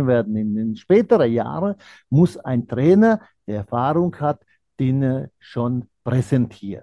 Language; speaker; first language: German; non-native, fluent; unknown